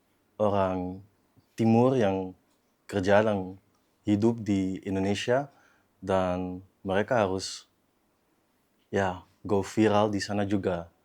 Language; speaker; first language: Indonesian; early bilingual, heritage; Dutch